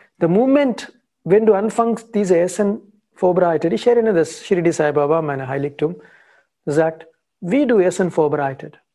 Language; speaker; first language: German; non-native, learner; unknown